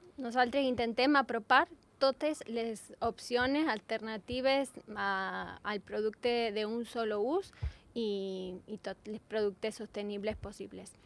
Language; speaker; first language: Catalan; non-native, learner; Spanish